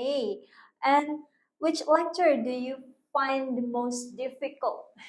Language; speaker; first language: English; non-native, fluent; Indonesian